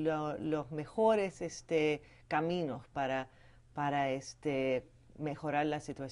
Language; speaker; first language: Spanish; non-native, fluent; English